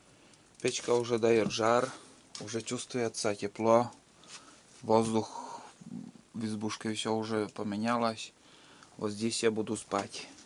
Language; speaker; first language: Russian; native; Russian